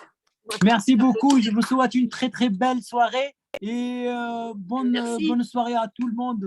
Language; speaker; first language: French; non-native, fluent; Arabic